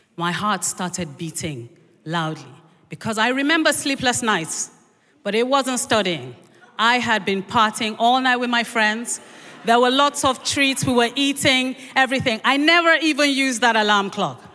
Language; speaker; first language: English; native; English